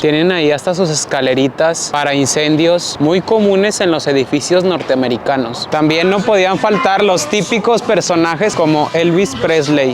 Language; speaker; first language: Spanish; native; Spanish